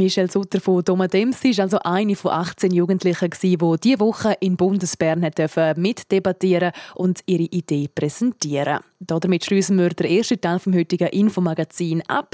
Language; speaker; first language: German; native; German